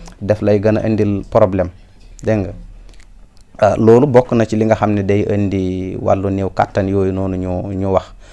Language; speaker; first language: Wolof; non-native, local second language; Fula